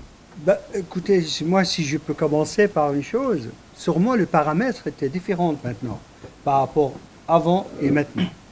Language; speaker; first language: French; non-native, fluent; Arabic